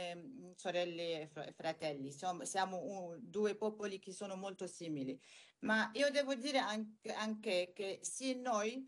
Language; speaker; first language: Italian; non-native, learner; Arabic